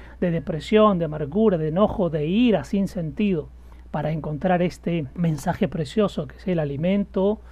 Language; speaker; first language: Spanish; native; Spanish